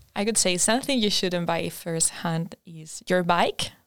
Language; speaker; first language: English; non-native, fluent; Spanish